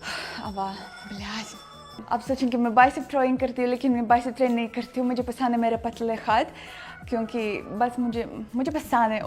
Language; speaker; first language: Hindi; non-native, fluent; Russian